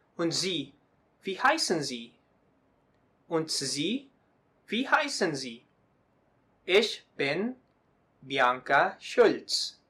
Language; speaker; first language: German; non-native, learner; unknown